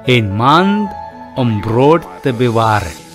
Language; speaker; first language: Dutch; non-native, fluent; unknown